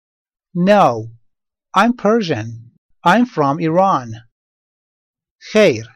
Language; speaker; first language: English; non-native, learner; Persian